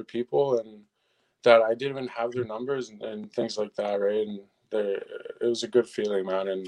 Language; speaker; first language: English; early bilingual, other home language; French